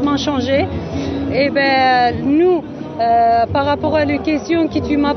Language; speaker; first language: French; non-native, learner; Kurdish